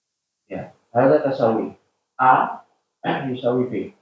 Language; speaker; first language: Arabic; non-native, fluent; Indonesian